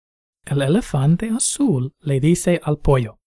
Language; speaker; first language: Spanish; non-native, fluent; English